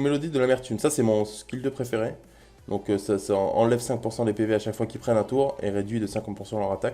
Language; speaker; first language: French; native; French